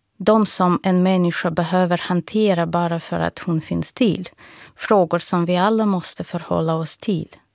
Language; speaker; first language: Swedish; non-native, fluent; Russian